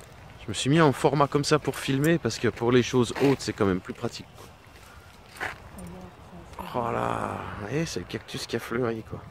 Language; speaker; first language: French; native; French